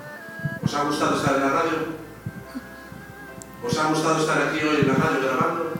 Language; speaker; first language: Spanish; native; Spanish